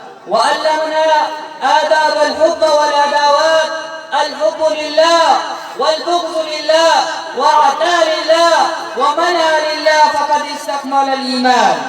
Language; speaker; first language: Arabic; non-native, learner; Urdu